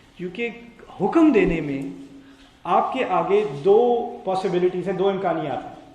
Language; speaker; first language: Urdu; early bilingual, heritage; Urdu